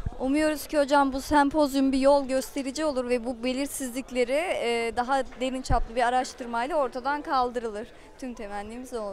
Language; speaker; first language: Turkish; native; Turkish